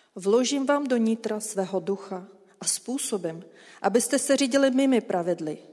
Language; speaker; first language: Czech; native; Czech